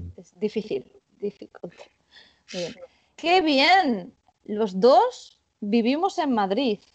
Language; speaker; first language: Spanish; native; Spanish